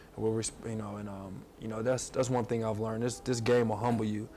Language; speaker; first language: English; native; English